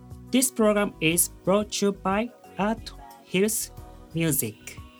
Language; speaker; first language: English; non-native, learner; Japanese